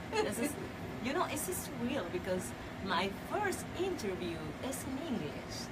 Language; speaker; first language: English; non-native, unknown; Spanish